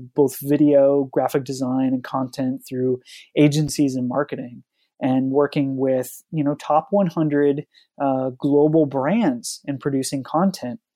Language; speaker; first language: English; native; English